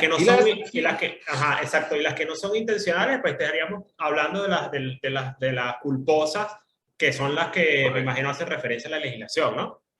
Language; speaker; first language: Spanish; native; Spanish